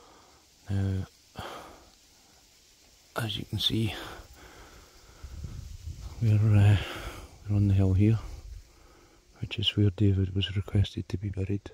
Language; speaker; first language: English; native; English